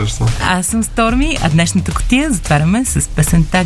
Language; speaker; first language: Bulgarian; native; Bulgarian